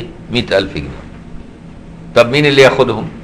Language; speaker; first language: Arabic; native; Arabic